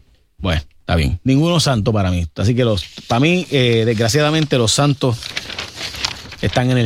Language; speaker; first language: Spanish; native; Spanish